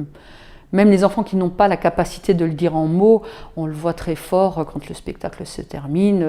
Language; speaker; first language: French; native; French